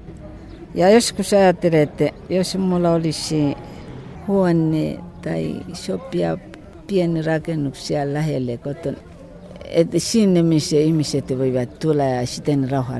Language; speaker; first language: Finnish; non-native, fluent; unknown